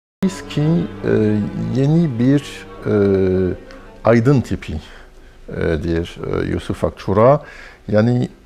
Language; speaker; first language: Turkish; non-native, fluent; French